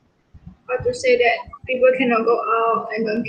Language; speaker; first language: English; non-native, local second language; Malay